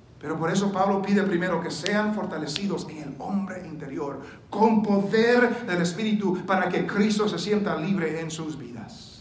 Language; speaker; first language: Spanish; early bilingual, heritage; Spanish